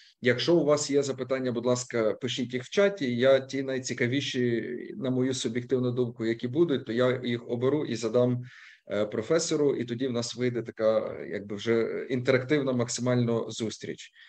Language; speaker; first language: Ukrainian; native; Ukrainian